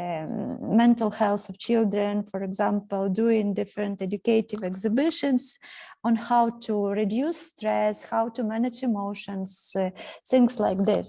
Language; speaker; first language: English; non-native, fluent; Ukrainian